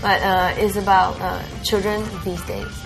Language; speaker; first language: English; native; English